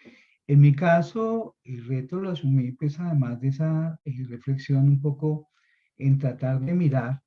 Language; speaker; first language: Spanish; native; Spanish